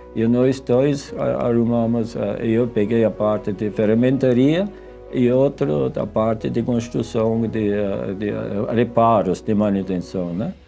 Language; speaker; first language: Portuguese; non-native, fluent; Swiss German